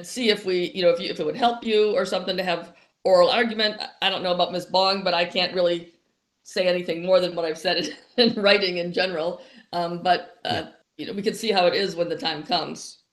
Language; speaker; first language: English; native; English